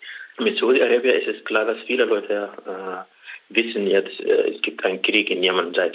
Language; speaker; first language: German; non-native, learner; Arabic